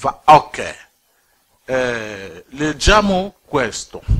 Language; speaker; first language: Italian; non-native, learner; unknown